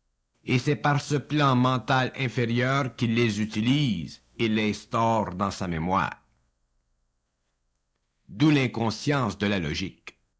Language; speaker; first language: French; native; French